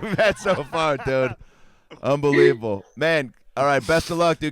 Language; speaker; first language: English; native; English